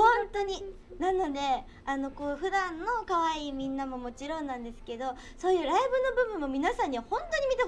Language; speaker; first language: Japanese; native; Japanese